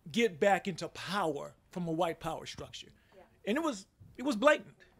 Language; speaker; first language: English; native; English